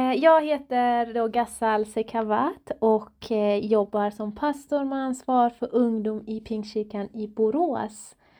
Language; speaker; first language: Swedish; non-native, fluent; Persian